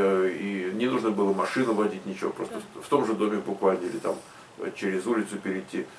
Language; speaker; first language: Russian; native; Russian